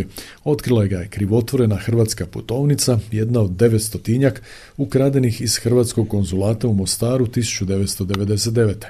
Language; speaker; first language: Croatian; native; Croatian